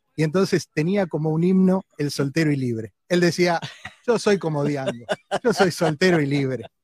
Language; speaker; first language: Spanish; native; Spanish